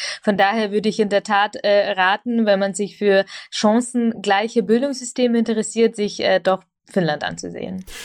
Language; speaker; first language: German; early bilingual, other home language; Russian